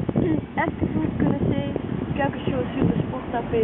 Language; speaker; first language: French; non-native, learner; Dutch